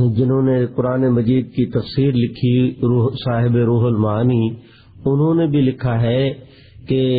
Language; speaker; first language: Urdu; non-native, local second language; Punjabi